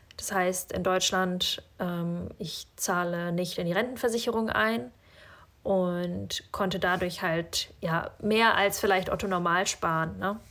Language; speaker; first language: German; early bilingual, other home language; Russian